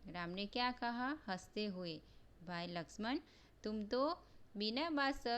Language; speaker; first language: Hindi; non-native, local second language; Gujarati